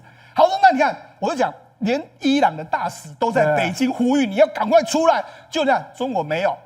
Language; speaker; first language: Chinese; native; Chinese